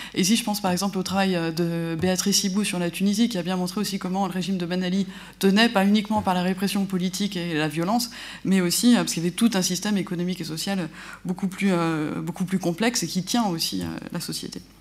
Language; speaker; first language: French; native; French